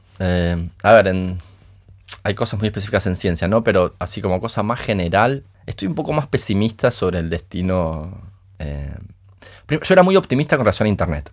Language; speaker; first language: Spanish; early bilingual, other home language; Portuguese